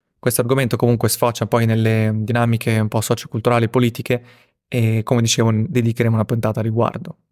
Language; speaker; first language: Italian; early bilingual, other home language; Russian